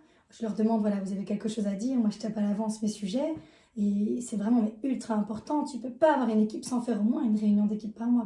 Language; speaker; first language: French; native; French